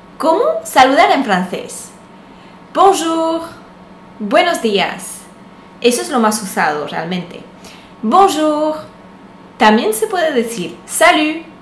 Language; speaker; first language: Spanish; non-native, fluent; French